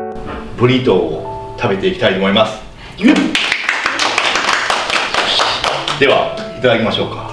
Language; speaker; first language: Japanese; native; Japanese